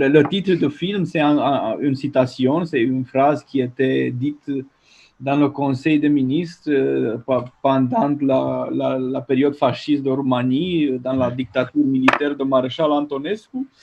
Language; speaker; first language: French; non-native, fluent; Romanian